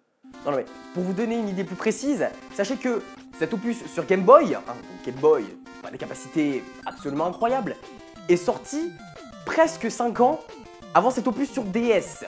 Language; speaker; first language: French; native; French